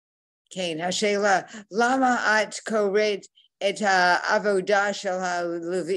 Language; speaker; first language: Hebrew; non-native, learner; English